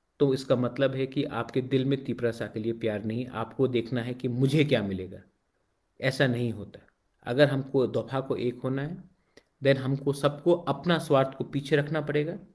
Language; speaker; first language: Hindi; non-native, local second language; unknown